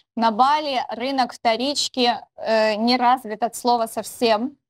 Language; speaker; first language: Russian; native; Russian